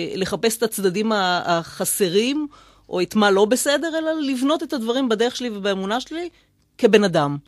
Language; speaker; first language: Hebrew; native; Hebrew